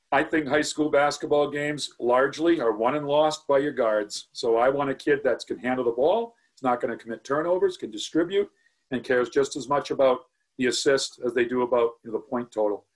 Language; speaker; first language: English; native; English